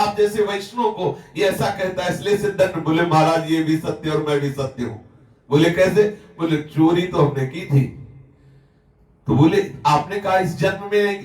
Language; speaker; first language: Hindi; native; Hindi